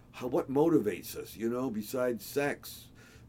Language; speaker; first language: English; native; English